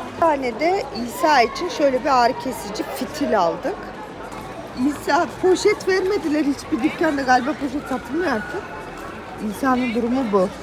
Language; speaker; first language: Turkish; native; Turkish